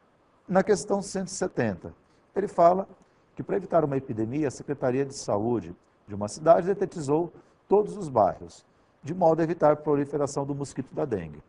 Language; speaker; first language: Portuguese; native; Portuguese